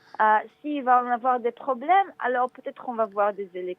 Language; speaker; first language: French; non-native, learner; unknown